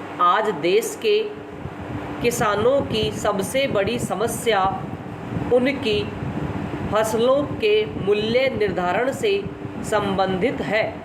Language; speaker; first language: Hindi; native; Hindi